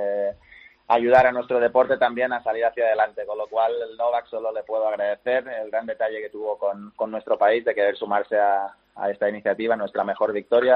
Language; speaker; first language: Spanish; native; Spanish